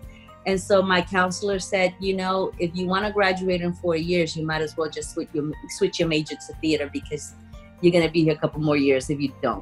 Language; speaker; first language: English; native; English